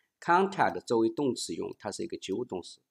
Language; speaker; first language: Chinese; native; Chinese